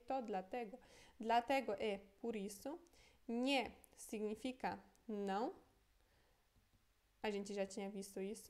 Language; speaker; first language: Portuguese; non-native, fluent; Polish